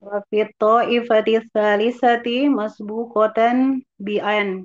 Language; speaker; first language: Arabic; non-native, learner; Indonesian